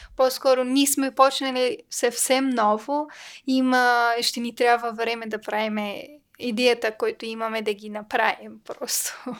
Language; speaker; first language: Bulgarian; non-native, learner; Persian